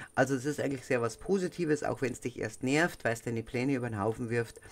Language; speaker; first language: German; native; German